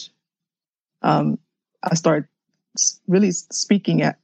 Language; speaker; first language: English; early bilingual, other home language; Haitian Creole